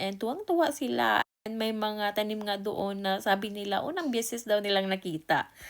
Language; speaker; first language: Filipino; non-native, local second language; Cebuano